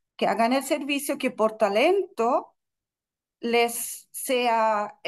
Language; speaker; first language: Spanish; non-native, fluent; Russian